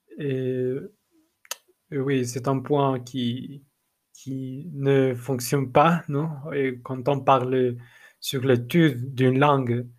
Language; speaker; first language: French; non-native, learner; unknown